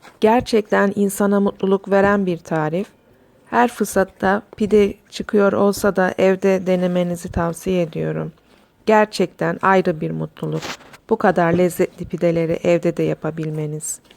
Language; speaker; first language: Turkish; native; Turkish